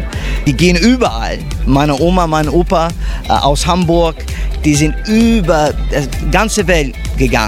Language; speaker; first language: German; early bilingual, heritage; English